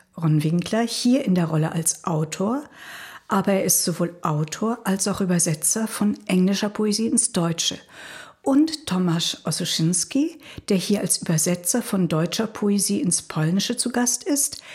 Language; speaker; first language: German; native; German